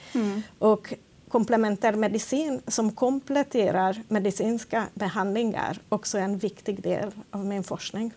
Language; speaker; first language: Swedish; non-native, fluent; Hungarian